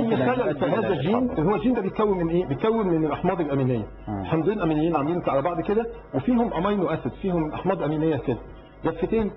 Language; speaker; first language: Arabic; native; Arabic